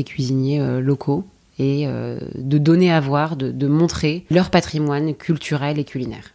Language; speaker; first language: French; native; French